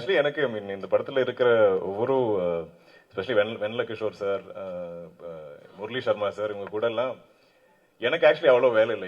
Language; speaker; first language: Tamil; non-native, local second language; Malayalam